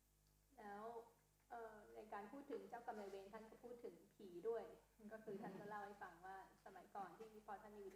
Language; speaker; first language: Thai; native; Thai